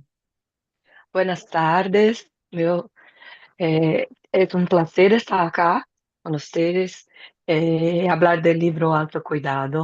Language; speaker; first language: Spanish; non-native, fluent; Portuguese